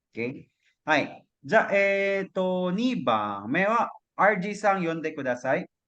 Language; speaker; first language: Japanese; non-native, fluent; Cebuano